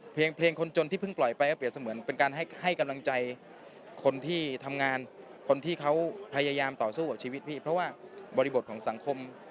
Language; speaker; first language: Thai; native; Thai